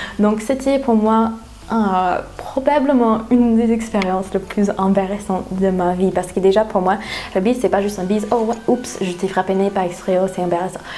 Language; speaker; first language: French; non-native, fluent; English